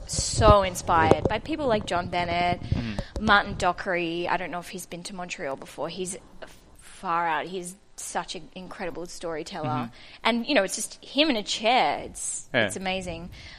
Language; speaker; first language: English; native; English